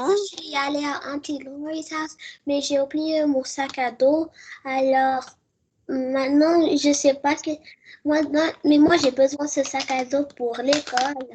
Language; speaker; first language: French; early bilingual, heritage; French